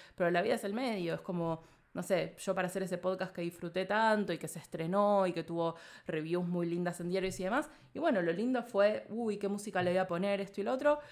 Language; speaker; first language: Spanish; native; Spanish